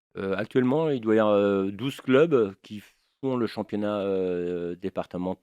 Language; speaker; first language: French; native; French